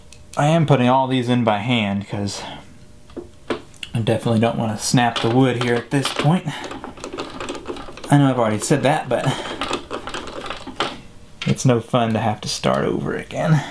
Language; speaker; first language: English; native; English